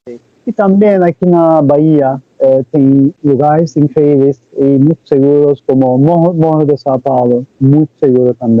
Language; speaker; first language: Portuguese; non-native, learner; Turkish